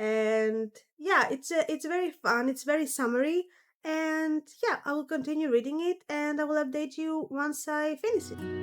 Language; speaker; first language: English; non-native, fluent; Greek